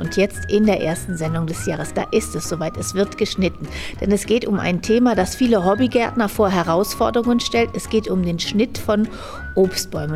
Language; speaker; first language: German; native; German